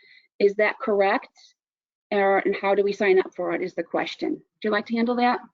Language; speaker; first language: English; native; English